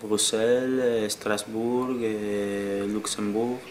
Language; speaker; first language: French; non-native, learner; Spanish